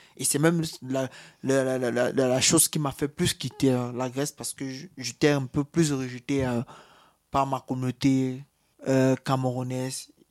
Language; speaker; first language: French; native; French